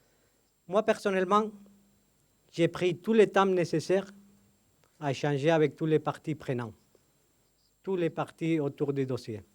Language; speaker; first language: French; non-native, fluent; Spanish